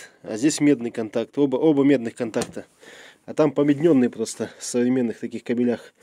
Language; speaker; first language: Russian; native; Russian